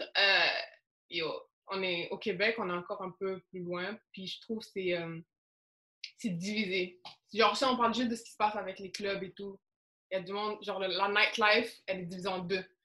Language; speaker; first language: French; native; French